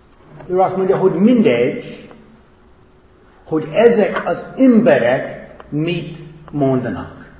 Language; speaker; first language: Hungarian; non-native, fluent; English